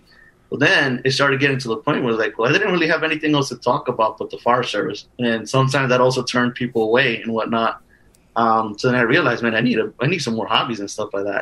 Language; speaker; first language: English; native; English